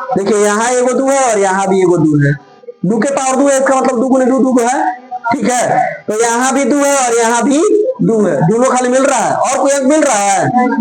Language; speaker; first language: Hindi; native; Hindi